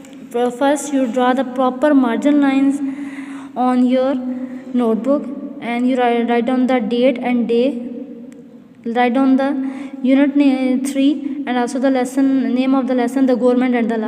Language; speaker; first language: English; non-native, local second language; Urdu